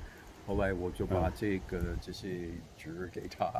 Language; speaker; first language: Chinese; non-native, fluent; English